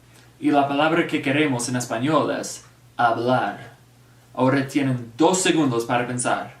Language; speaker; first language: Spanish; non-native, fluent; English